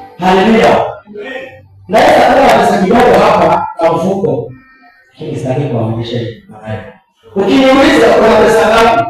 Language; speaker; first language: Swahili; non-native, local second language; Rundi